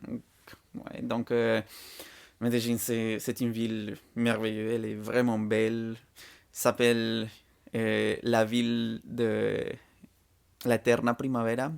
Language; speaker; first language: French; non-native, fluent; Spanish